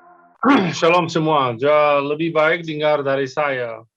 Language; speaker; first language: Indonesian; non-native, fluent; Arabic